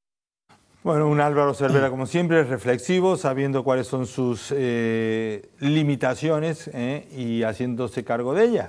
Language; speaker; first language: Spanish; native; Spanish